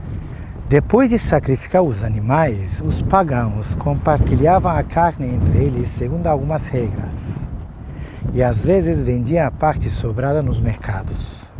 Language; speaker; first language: Portuguese; non-native, fluent; Turkish